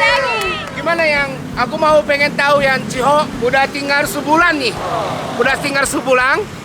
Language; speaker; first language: Indonesian; non-native, fluent; Japanese